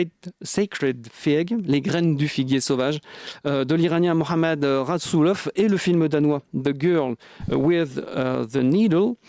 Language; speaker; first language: French; native; French